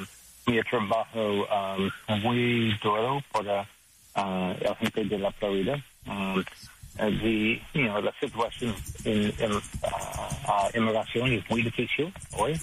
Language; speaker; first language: Spanish; non-native, learner; English